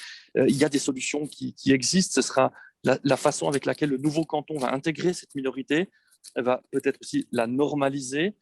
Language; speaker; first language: French; native; French